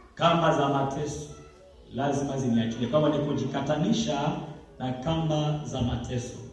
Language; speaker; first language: Swahili; non-native, local second language; Luyia